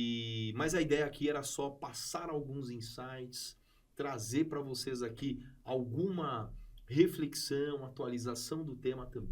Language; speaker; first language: Portuguese; native; Portuguese